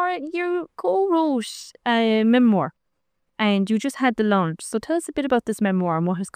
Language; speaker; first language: English; native; English